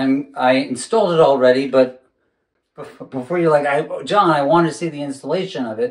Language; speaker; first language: English; native; English